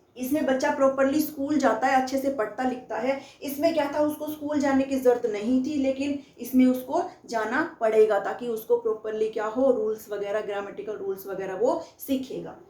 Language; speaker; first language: Hindi; native; Hindi